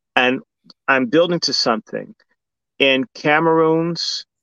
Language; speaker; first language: English; native; English